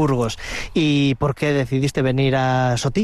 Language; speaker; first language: Spanish; native; Spanish